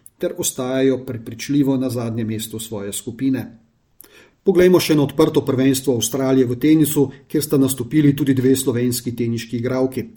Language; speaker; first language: Slovenian; native; Slovenian